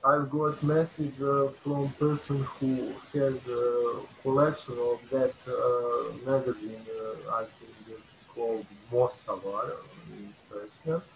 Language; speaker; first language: English; non-native, learner; Bosnian